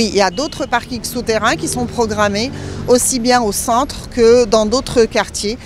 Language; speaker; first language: French; non-native, local second language; Arabic